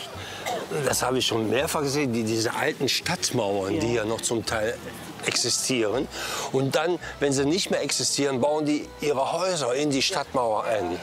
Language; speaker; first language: German; native; German